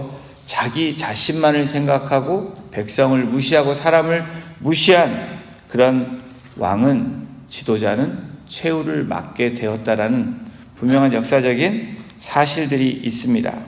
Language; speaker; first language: Korean; native; Korean